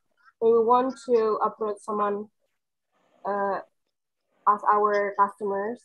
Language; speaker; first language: English; non-native, learner; Indonesian